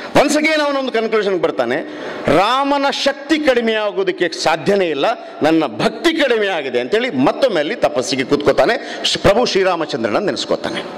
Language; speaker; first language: Kannada; non-native, local second language; Tulu